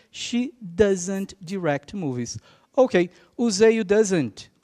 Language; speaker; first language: English; non-native, fluent; Portuguese